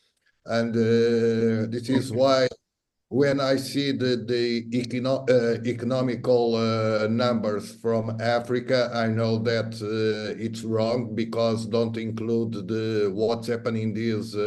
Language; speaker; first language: English; non-native, fluent; Portuguese